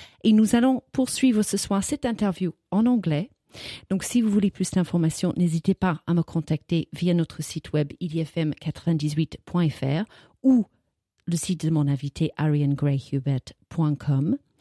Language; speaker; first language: French; native; French